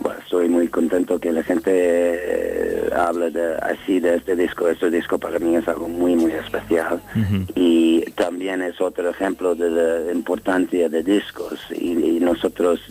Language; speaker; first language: Spanish; non-native, learner; English